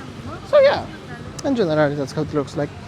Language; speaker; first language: English; non-native, fluent; Polish